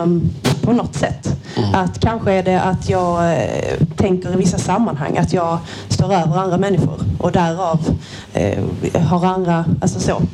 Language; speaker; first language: Swedish; native; Swedish